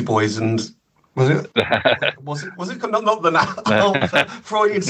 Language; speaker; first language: English; native; English